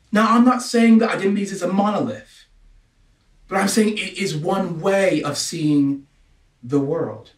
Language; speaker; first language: English; native; English